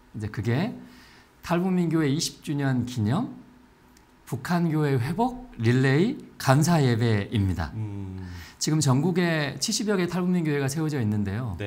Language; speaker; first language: Korean; native; Korean